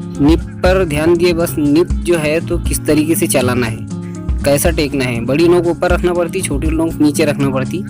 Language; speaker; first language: Hindi; native; Hindi